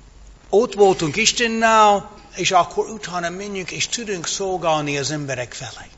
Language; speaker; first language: Hungarian; non-native, fluent; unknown